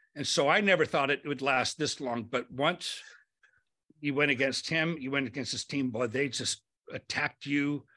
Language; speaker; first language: English; native; English